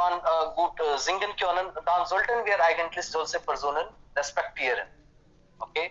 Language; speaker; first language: German; non-native, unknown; Hindi